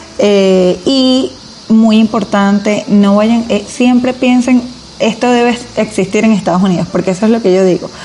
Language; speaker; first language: Spanish; native; Spanish